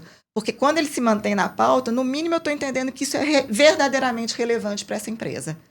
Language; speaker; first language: Portuguese; native; Portuguese